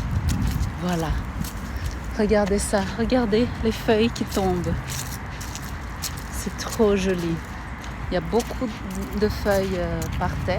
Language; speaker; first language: French; non-native, fluent; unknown